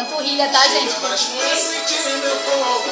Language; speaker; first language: Spanish; non-native, fluent; Portuguese